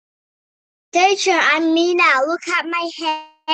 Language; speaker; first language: English; non-native, learner; Vietnamese